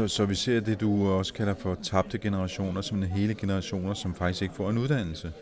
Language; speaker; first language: Danish; native; Danish